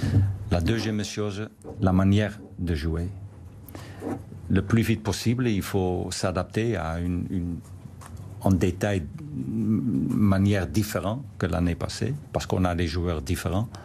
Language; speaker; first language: French; non-native, fluent; Dutch